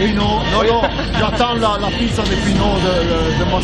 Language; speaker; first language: French; non-native, fluent; Italian